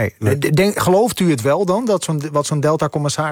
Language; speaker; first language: Dutch; native; Dutch